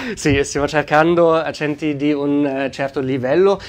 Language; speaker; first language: Italian; non-native, fluent; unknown